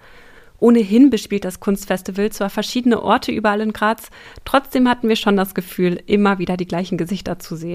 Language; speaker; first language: German; native; German